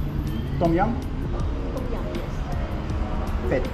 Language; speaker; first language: English; non-native, learner; French